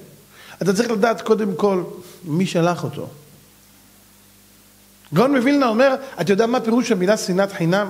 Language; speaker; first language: Hebrew; native; Hebrew